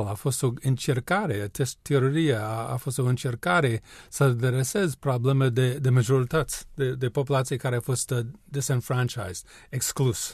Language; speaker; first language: Romanian; non-native, learner; English